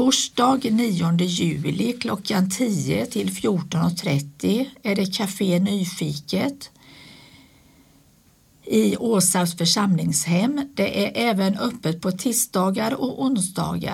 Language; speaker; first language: Swedish; native; Swedish